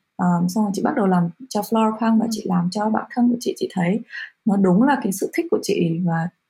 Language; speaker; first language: Vietnamese; early bilingual, heritage; Vietnamese